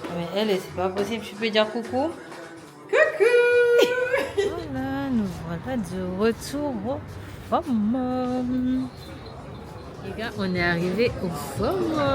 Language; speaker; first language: French; native; French